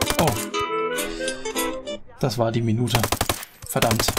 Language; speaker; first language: German; native; German